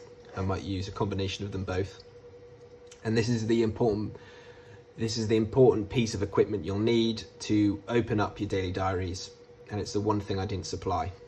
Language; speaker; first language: English; native; English